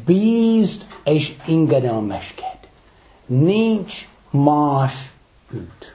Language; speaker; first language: Hungarian; non-native, fluent; English